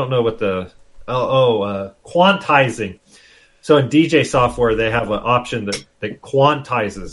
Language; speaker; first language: English; native; English